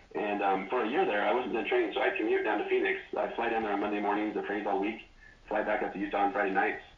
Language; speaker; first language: English; native; English